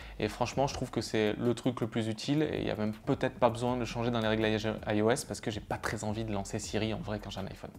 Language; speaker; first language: French; native; French